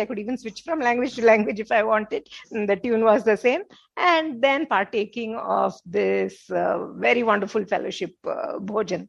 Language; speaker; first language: English; non-native, local second language; Telugu